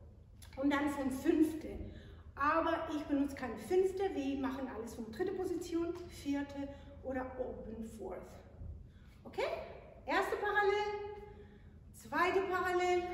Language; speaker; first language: German; non-native, fluent; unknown